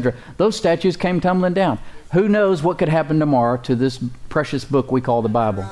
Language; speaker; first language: English; native; English